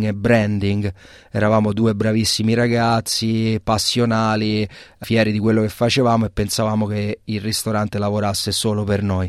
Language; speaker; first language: Italian; native; Italian